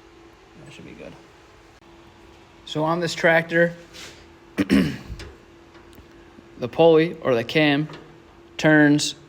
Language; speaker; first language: English; native; English